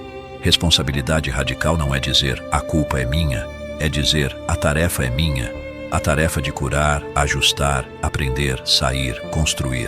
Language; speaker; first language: Portuguese; native; Portuguese